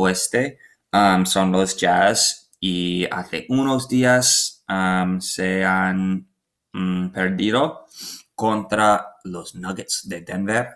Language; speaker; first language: Spanish; non-native, learner; English